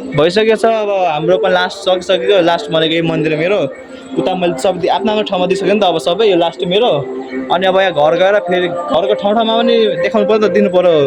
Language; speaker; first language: Nepali; non-native, local second language; Rana Tharu